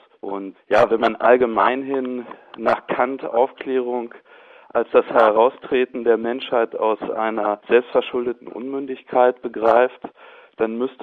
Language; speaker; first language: German; native; German